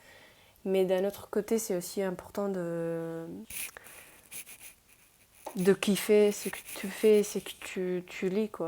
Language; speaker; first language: French; non-native, fluent; Spanish